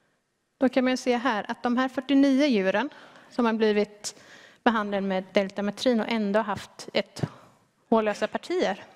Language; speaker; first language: Swedish; native; Swedish